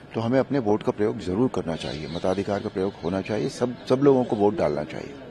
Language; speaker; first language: Hindi; native; Hindi